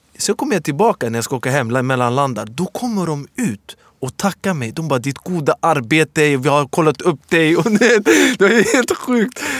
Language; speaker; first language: Swedish; early bilingual, other home language; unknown